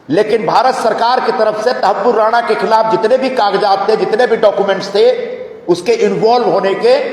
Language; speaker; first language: Hindi; native; Hindi